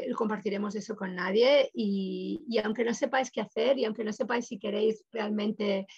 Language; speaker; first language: Spanish; native; Spanish